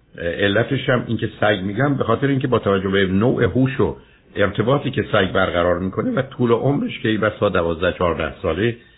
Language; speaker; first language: Persian; native; Persian